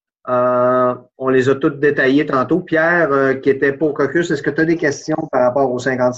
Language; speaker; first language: French; native; French